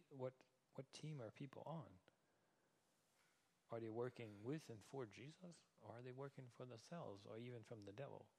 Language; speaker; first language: English; non-native, fluent; Danish